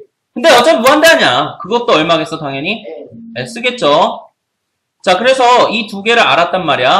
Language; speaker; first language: Korean; native; Korean